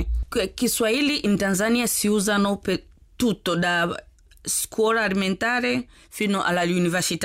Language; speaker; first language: Italian; non-native, learner; Swahili